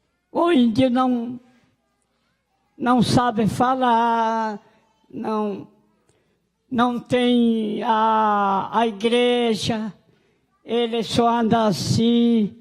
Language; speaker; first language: Portuguese; non-native, local second language; Guarani